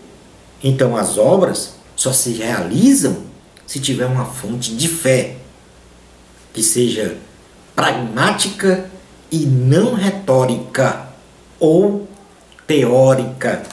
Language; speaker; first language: Portuguese; native; Portuguese